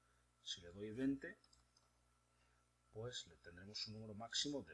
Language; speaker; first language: Spanish; native; Spanish